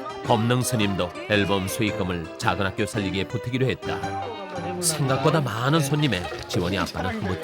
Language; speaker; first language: Korean; native; Korean